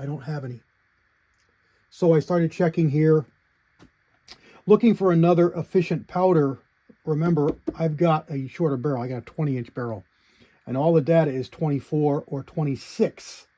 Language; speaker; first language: English; native; English